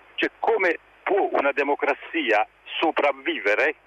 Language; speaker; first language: Italian; native; Italian